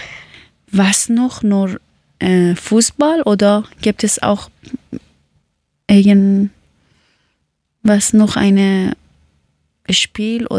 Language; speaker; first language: German; non-native, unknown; Persian